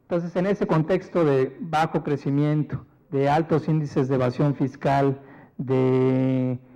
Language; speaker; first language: Spanish; native; Spanish